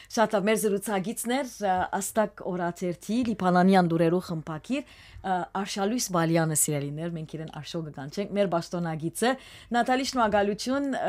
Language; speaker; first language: Armenian; early bilingual, heritage; Armenian